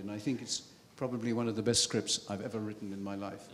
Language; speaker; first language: English; native; English